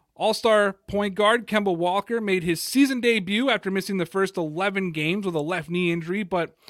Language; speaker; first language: English; native; English